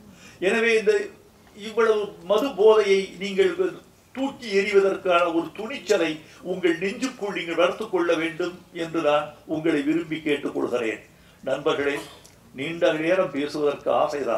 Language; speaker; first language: Tamil; native; Tamil